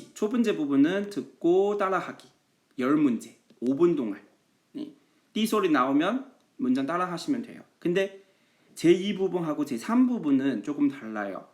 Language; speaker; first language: Korean; non-native, fluent; Chinese